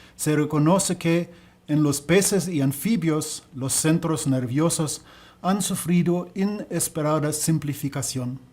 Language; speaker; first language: Spanish; non-native, learner; German